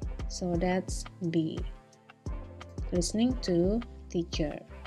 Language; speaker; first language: English; non-native, fluent; Indonesian